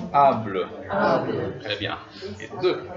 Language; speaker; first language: French; non-native, fluent; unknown